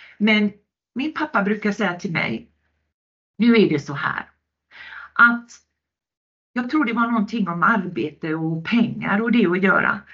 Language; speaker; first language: Swedish; non-native, local second language; Finnish